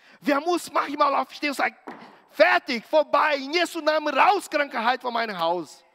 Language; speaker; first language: German; non-native, fluent; Portuguese